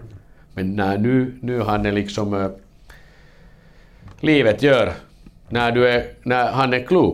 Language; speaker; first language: Swedish; non-native, learner; Finnish